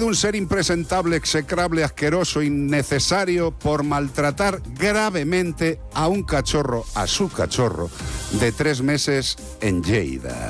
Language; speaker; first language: Spanish; native; Spanish